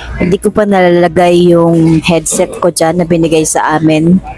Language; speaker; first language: Filipino; non-native, local second language; Aklanon